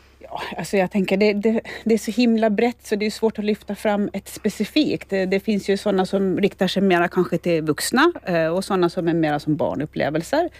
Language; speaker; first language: Swedish; native; Swedish